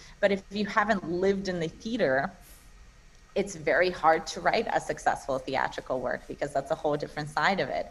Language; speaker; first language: English; non-native, fluent; Russian